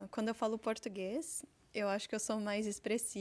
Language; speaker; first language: Portuguese; early bilingual, heritage; Portuguese